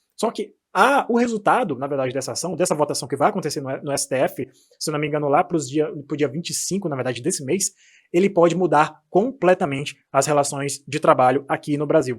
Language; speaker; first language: Portuguese; native; Portuguese